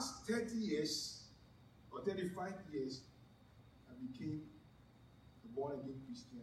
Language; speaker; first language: English; non-native, local second language; Ewe